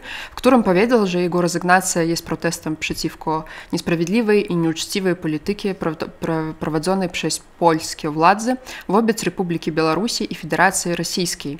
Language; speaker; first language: Polish; non-native, fluent; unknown